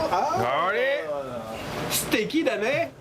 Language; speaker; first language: Japanese; non-native, learner; French